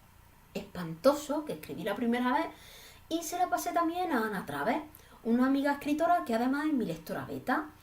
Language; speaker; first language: Spanish; native; Spanish